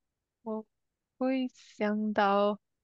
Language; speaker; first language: Chinese; non-native, learner; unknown